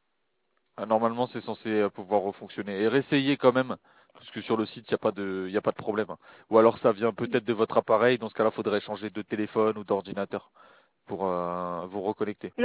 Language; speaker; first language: French; native; French